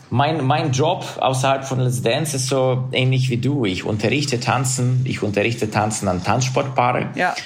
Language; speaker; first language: German; non-native, fluent; Russian